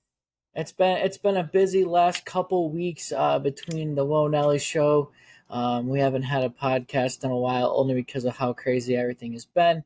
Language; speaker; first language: English; native; English